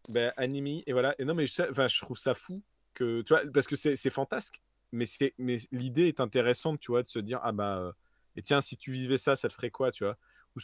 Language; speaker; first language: French; native; French